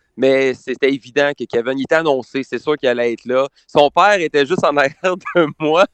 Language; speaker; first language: French; native; French